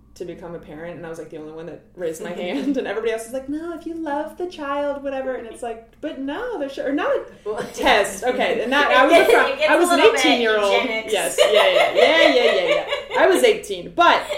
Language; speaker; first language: English; native; English